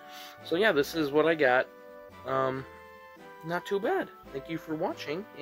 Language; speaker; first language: English; native; English